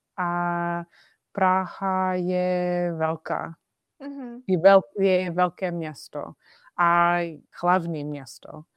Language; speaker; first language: Czech; non-native, fluent; English